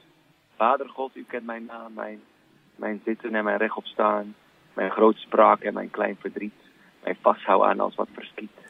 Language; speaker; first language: Dutch; native; Dutch